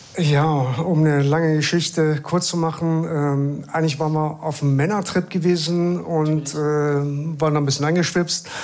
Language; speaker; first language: German; early bilingual, other home language; Persian